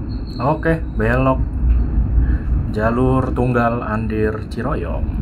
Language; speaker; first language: Indonesian; native; Indonesian